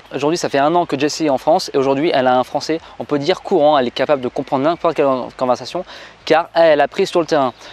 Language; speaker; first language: French; native; French